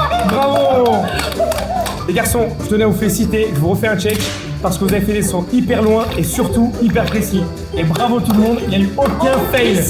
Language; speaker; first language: French; native; French